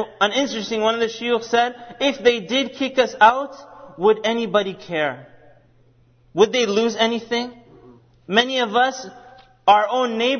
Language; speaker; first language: English; native; English